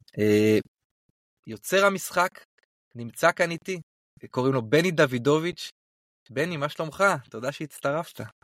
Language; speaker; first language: Hebrew; native; Hebrew